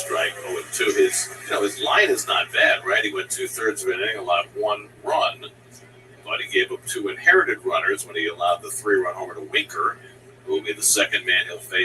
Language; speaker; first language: English; native; English